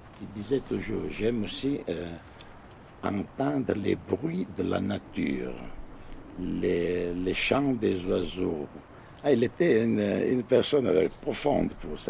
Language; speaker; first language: French; non-native, local second language; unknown